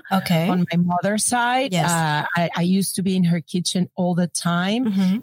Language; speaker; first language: English; non-native, fluent; Spanish